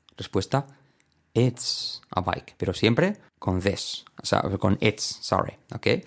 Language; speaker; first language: Spanish; native; Spanish